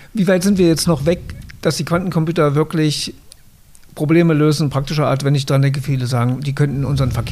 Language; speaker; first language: German; native; German